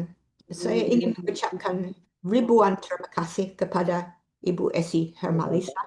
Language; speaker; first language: Indonesian; non-native, fluent; English